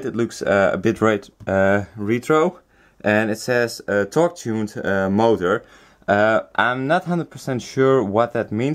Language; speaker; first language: English; non-native, fluent; Dutch